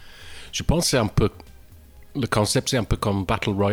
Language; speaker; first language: French; non-native, learner; English